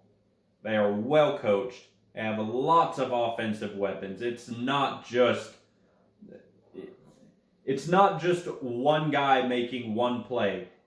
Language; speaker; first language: English; native; English